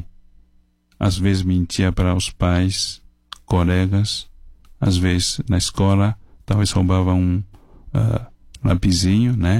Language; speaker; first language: Portuguese; non-native, fluent; Chinese